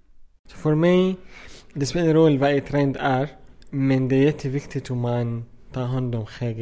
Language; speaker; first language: Swedish; non-native, fluent; Arabic